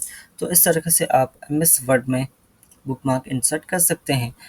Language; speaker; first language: Hindi; native; Hindi